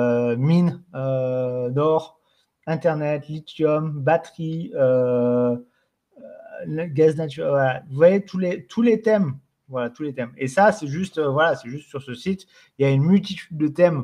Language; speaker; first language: French; native; French